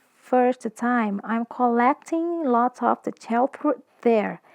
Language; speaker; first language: English; non-native, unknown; Portuguese